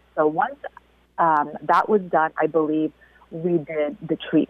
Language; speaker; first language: English; native; English